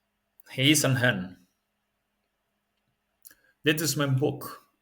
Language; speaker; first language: Dutch; non-native, learner; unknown